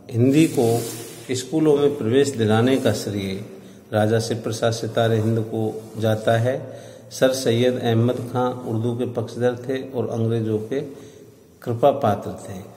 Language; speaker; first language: Hindi; native; Hindi